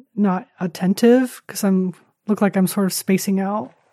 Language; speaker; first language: English; early bilingual, other home language; Chinese